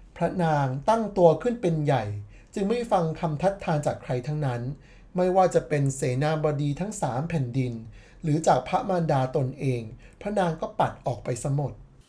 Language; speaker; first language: Thai; native; Thai